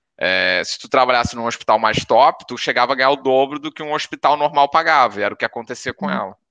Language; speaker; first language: Portuguese; native; Portuguese